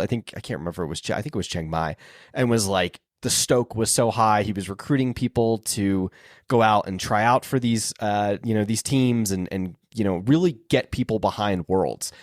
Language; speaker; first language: English; native; English